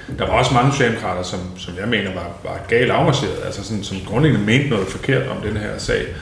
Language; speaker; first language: Danish; native; Danish